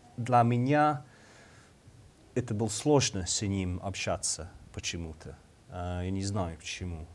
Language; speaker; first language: Russian; non-native, learner; English